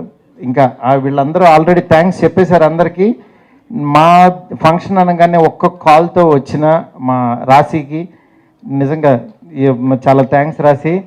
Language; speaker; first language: Telugu; native; Telugu